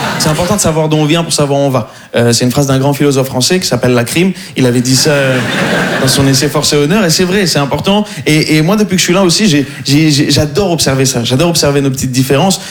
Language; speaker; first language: French; native; French